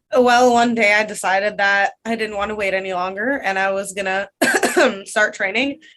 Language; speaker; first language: English; non-native, fluent; Russian